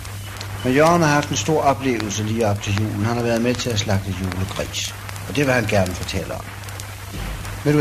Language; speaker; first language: Danish; native; Danish